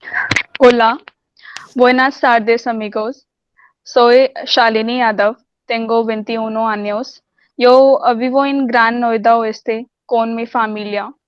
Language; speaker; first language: Spanish; non-native, learner; Hindi